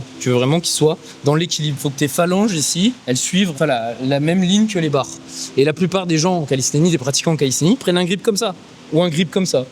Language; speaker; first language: French; native; French